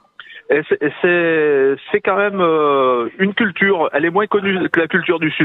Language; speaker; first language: French; native; French